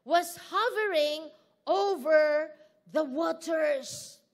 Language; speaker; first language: English; non-native, local second language; Filipino